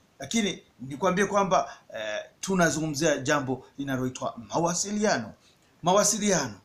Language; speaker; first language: Swahili; native; Swahili